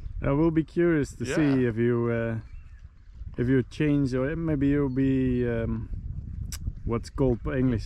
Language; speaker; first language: English; non-native, fluent; Swedish